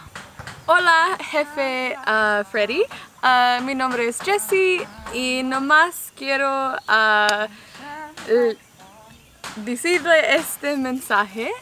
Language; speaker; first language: Spanish; non-native, learner; English